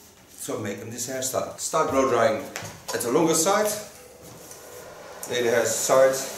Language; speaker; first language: English; non-native, fluent; Dutch